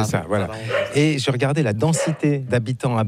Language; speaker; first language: French; native; French